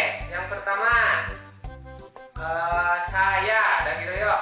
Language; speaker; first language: Indonesian; non-native, local second language; Minangkabau